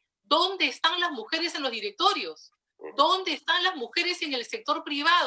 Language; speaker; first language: Spanish; native; Spanish